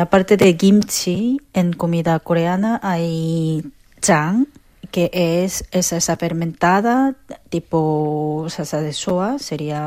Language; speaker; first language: Spanish; non-native, fluent; Korean